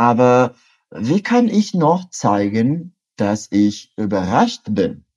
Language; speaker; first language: German; non-native, fluent; Portuguese